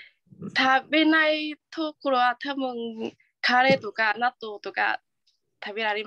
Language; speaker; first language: Japanese; non-native, learner; Vietnamese